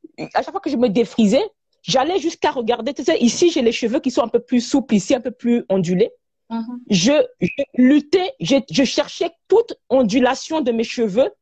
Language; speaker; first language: French; native; French